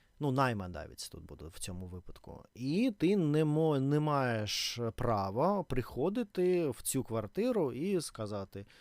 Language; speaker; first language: Ukrainian; non-native, learner; Russian